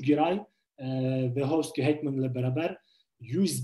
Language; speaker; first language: Turkish; non-native, fluent; Ukrainian